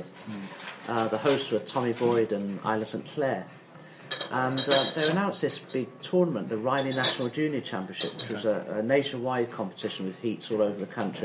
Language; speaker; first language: English; native; English